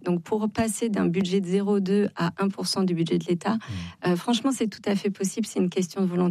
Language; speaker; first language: French; native; French